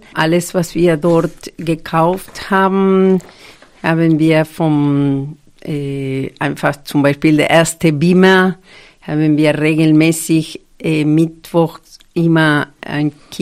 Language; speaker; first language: German; non-native, fluent; Spanish